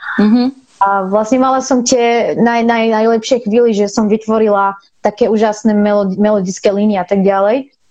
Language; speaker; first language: Slovak; non-native, fluent; Arabic